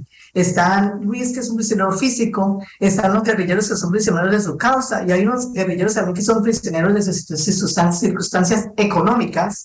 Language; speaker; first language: Spanish; native; Spanish